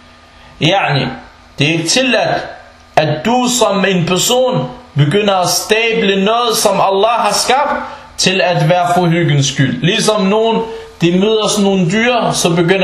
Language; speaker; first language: Danish; non-native, local second language; Arabic